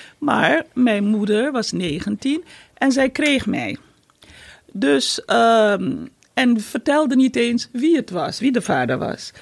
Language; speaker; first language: Dutch; native; Dutch